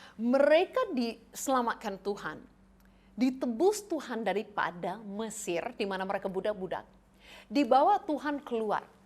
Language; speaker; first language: Indonesian; non-native, fluent; English